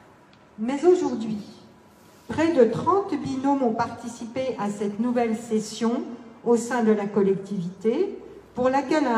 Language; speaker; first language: French; native; French